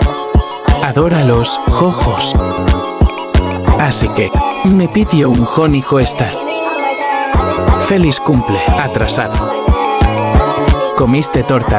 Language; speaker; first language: Spanish; native; Spanish